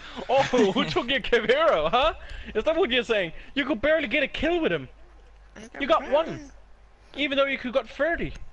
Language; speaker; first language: English; non-native, fluent; Danish